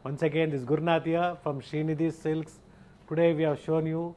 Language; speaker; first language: English; non-native, local second language; Kannada